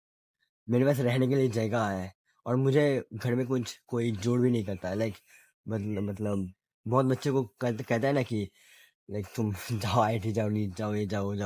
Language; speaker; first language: Hindi; non-native, local second language; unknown